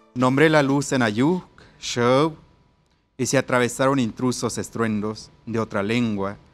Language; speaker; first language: Spanish; non-native, local second language; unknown